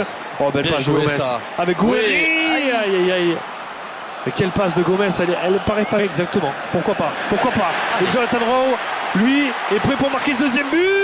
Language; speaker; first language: French; native; French